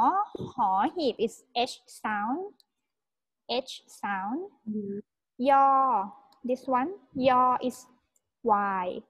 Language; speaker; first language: English; non-native, fluent; Thai